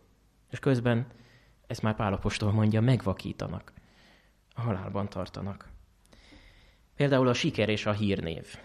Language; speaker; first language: Hungarian; native; Hungarian